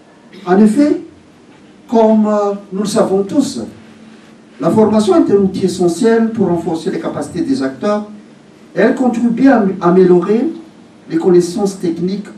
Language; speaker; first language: French; non-native, local second language; Malagasy